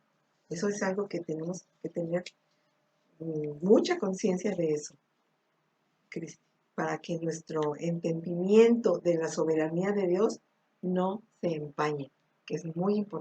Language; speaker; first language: Spanish; native; Spanish